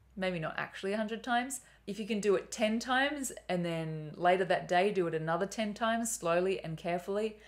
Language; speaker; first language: English; native; English